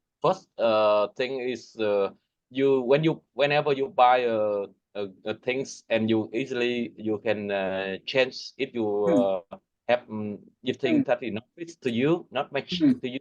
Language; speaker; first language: English; non-native, learner; Vietnamese